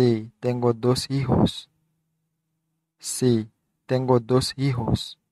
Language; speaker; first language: Spanish; non-native, learner; Haitian Creole